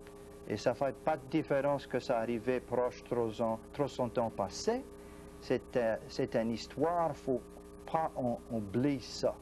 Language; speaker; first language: French; non-native, local second language; English